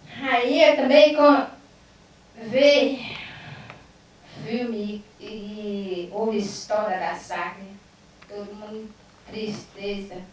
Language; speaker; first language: Portuguese; non-native, learner; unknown